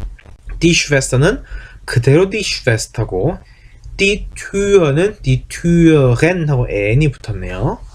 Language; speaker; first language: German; non-native, fluent; Korean